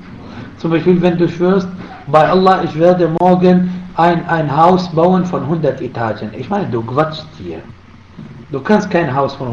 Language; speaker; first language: German; non-native, fluent; Arabic